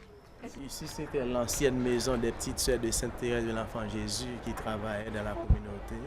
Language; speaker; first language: French; non-native, local second language; Haitian Creole